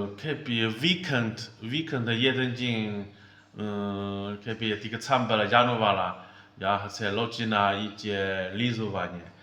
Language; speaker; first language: Slovak; non-native, learner; Chinese